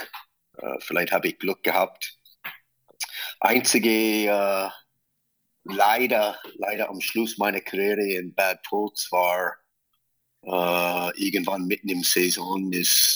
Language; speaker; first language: German; non-native, fluent; English